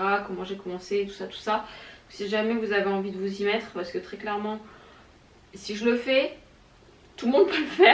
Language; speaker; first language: French; native; French